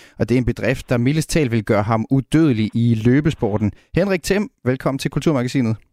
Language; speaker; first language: Danish; native; Danish